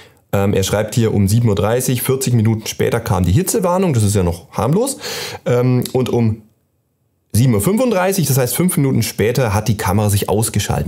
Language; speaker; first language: German; native; German